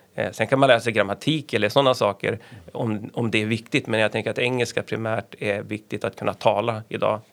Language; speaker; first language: Swedish; native; Swedish